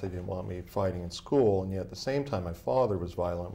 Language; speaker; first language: English; native; English